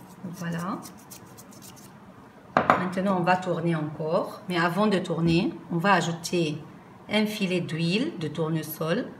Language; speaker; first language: French; non-native, fluent; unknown